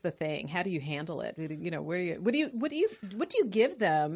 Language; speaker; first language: English; native; English